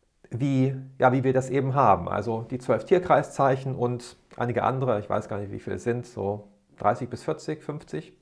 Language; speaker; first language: German; native; German